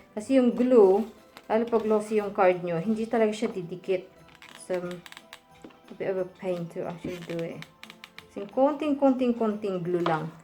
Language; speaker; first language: Filipino; native; Filipino